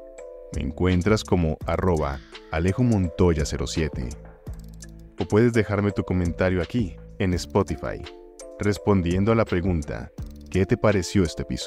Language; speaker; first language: Spanish; native; Spanish